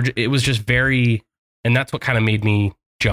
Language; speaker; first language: English; native; English